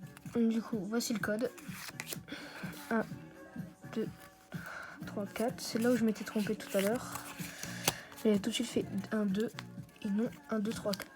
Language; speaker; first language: French; native; French